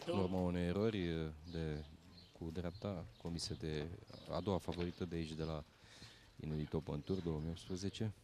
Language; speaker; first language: Romanian; native; Romanian